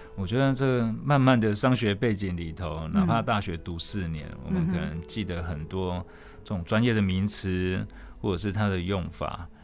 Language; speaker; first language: Chinese; non-native, local second language; Min Nan Chinese